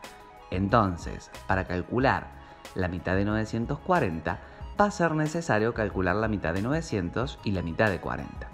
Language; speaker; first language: Spanish; native; Spanish